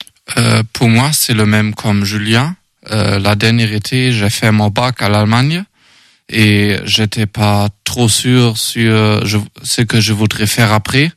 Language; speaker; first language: French; non-native, learner; German